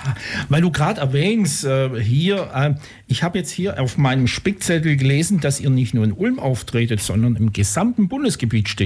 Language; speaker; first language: German; native; German